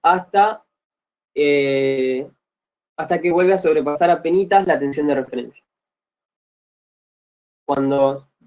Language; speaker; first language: Spanish; native; Spanish